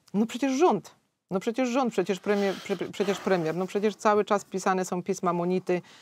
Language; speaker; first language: Polish; native; Polish